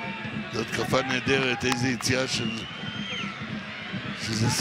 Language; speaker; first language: Hebrew; native; Hebrew